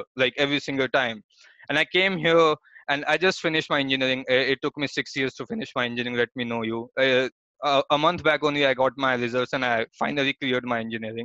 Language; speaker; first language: English; non-native, local second language; Hindi